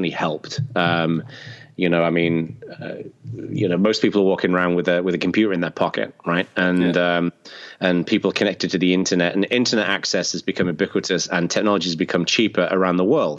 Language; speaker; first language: English; native; English